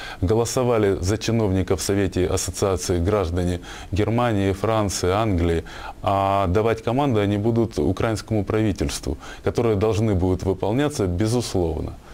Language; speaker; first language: Russian; native; Russian